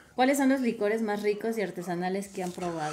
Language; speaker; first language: Spanish; native; Spanish